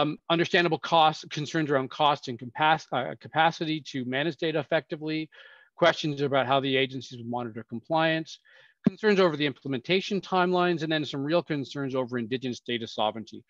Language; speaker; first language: English; native; English